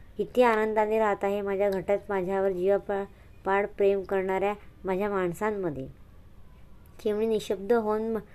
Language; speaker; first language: Marathi; non-native, local second language; Hindi